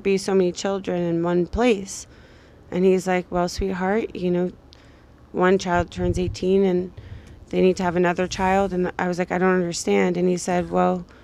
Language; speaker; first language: English; native; English